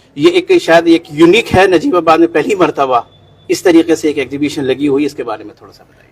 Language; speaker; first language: Hindi; native; Hindi